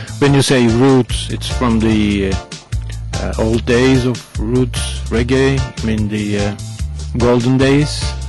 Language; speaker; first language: English; non-native, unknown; Turkish